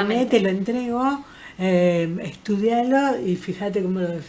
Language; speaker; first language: Spanish; native; Spanish